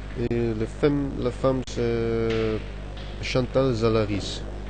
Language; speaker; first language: French; non-native, learner; Dutch